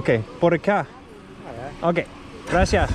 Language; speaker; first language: Spanish; non-native, learner; English